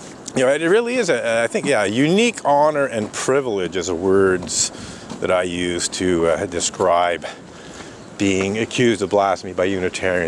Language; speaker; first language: English; native; English